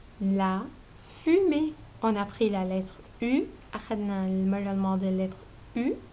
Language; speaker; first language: French; non-native, fluent; Arabic